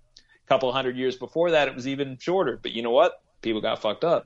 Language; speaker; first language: English; native; English